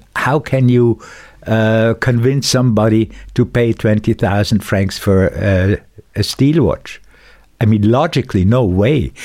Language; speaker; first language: English; non-native, fluent; German